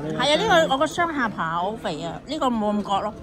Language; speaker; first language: Chinese; native; Chinese